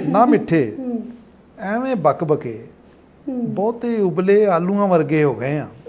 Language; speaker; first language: Urdu; non-native, local second language; Punjabi